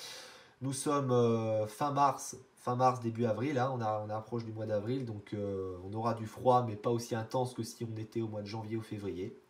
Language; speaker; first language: French; native; French